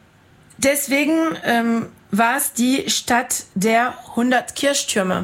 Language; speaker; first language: German; non-native, fluent; French